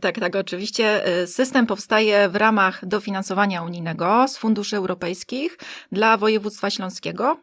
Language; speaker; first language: Polish; native; Polish